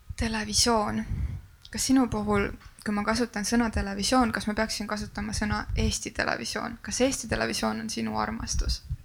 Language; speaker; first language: Estonian; native; Estonian